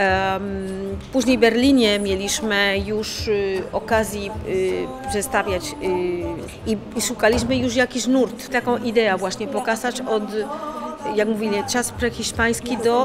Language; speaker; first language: Polish; non-native, fluent; Spanish